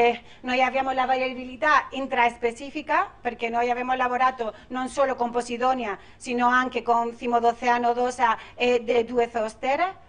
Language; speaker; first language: Italian; non-native, learner; Spanish